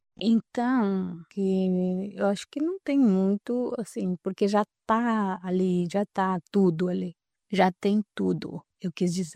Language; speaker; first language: Portuguese; non-native, fluent; Spanish